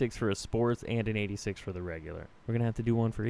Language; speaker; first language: English; native; English